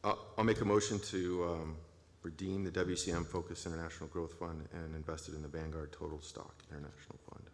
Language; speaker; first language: English; native; English